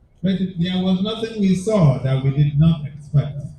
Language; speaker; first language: English; non-native, local second language; Igbo